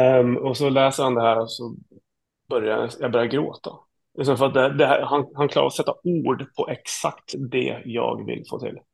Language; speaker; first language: Swedish; native; Swedish